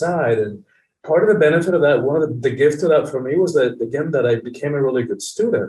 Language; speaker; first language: English; early bilingual, other home language; Spanish